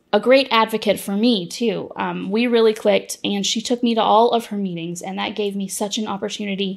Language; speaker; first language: English; native; English